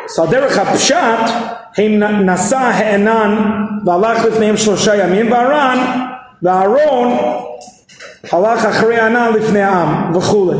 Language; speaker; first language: Hebrew; non-native, fluent; English